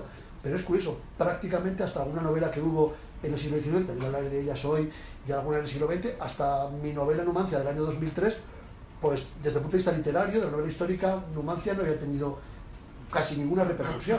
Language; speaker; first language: Spanish; native; Spanish